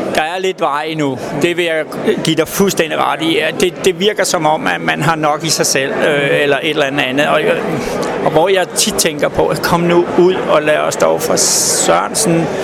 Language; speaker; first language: Danish; native; Danish